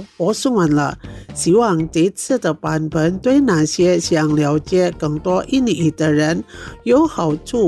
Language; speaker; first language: Chinese; non-native, fluent; Indonesian